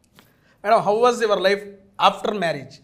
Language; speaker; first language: Telugu; native; Telugu